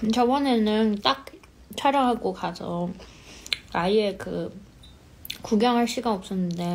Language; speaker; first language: Korean; non-native, fluent; Chinese